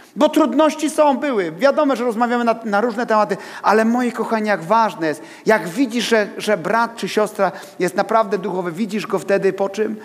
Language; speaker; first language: Polish; native; Polish